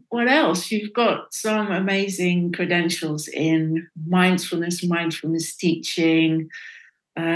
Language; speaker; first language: English; non-native, fluent; Dutch